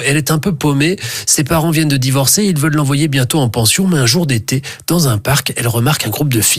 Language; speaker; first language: French; native; French